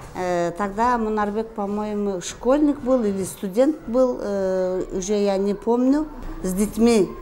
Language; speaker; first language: Russian; non-native, local second language; Kyrgyz